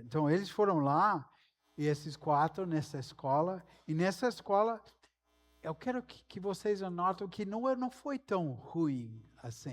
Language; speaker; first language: Portuguese; non-native, fluent; English